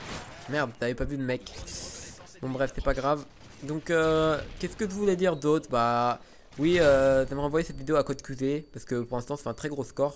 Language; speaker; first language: French; native; French